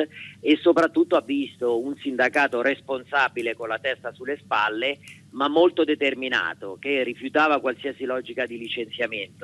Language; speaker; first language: Italian; native; Italian